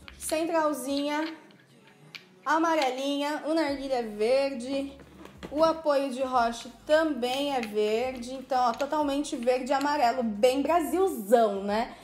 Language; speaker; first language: Portuguese; native; Portuguese